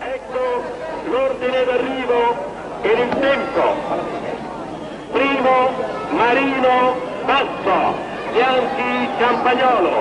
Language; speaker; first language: Italian; native; Italian